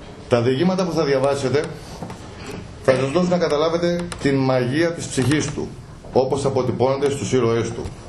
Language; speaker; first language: Greek; native; Greek